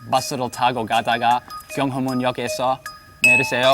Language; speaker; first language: Korean; non-native, learner; Chinese